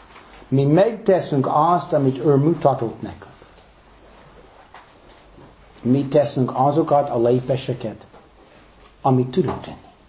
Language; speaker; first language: Hungarian; non-native, fluent; English